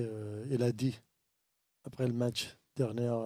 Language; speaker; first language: French; non-native, learner; Arabic